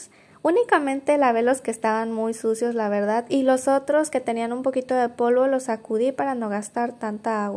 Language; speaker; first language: Spanish; native; Spanish